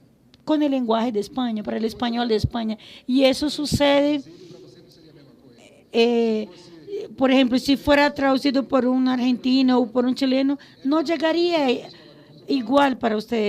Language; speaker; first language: Spanish; non-native, fluent; Portuguese